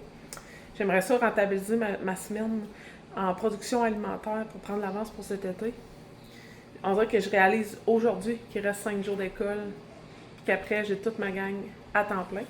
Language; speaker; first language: French; native; French